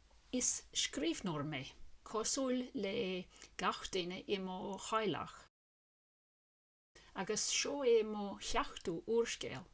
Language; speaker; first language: Irish; non-native, learner; English